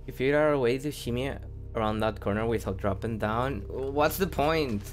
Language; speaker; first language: English; non-native, fluent; Spanish